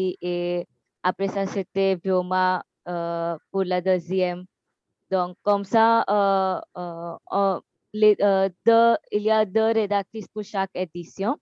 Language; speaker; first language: French; non-native, learner; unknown